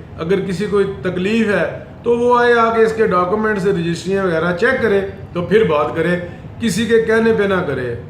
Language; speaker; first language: Urdu; non-native, local second language; Punjabi